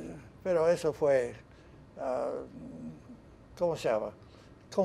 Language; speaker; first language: Spanish; non-native, fluent; English